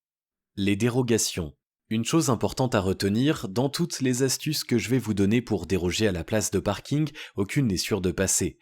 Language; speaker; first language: French; native; French